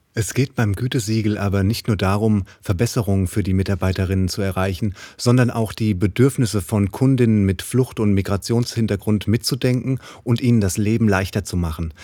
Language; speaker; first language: German; native; German